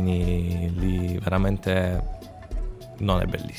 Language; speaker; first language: Italian; non-native, fluent; Polish